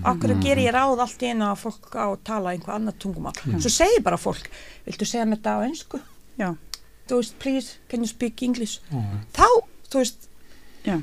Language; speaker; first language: Icelandic; non-native, fluent; Bosnian